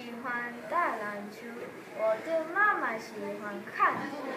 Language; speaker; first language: Chinese; non-native, learner; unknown